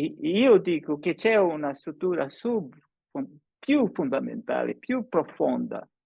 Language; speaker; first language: Italian; non-native, fluent; English